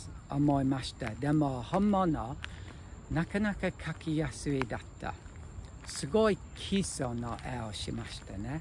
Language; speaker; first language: Japanese; non-native, learner; English